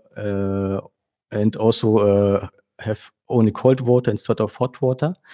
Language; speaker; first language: English; non-native, fluent; German